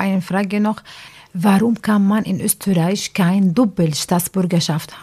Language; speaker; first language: German; non-native, learner; Arabic